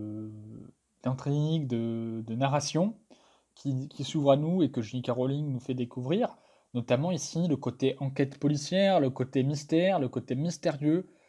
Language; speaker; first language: French; native; French